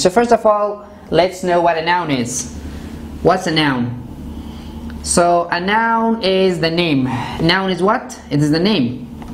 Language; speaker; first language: English; non-native, fluent; Persian